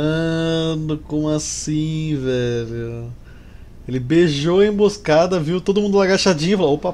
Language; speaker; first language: Portuguese; native; Portuguese